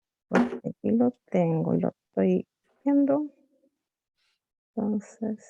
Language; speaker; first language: Spanish; native; Spanish